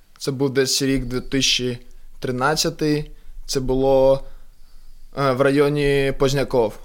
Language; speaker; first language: Ukrainian; non-native, local second language; Russian